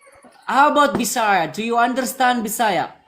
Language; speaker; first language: English; non-native, learner; Cebuano